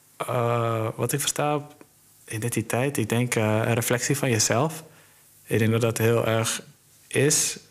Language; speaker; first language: Dutch; early bilingual, other home language; Somali